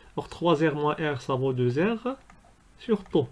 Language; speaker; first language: French; non-native, local second language; Arabic